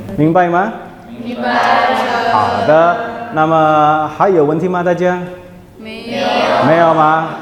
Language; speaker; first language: Chinese; non-native, fluent; Indonesian